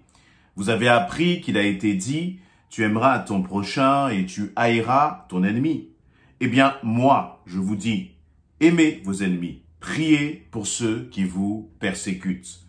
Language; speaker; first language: French; native; French